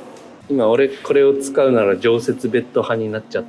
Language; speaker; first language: Japanese; native; Japanese